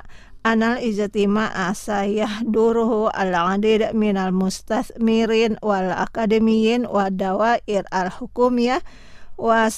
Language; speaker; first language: Arabic; non-native, fluent; Indonesian